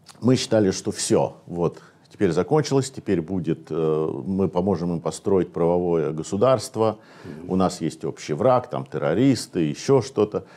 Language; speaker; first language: Russian; native; Russian